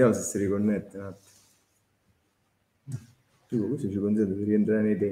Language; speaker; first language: Italian; native; Italian